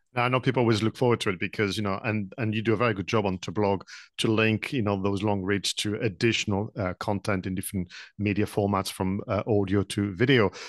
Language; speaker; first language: English; non-native, fluent; French